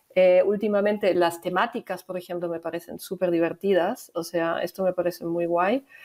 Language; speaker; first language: Spanish; non-native, fluent; German